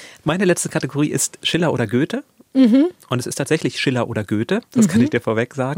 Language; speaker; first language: German; native; German